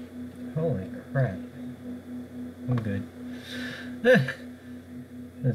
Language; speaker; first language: English; native; English